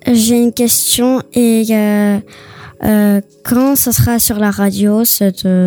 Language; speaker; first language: French; early bilingual, other home language; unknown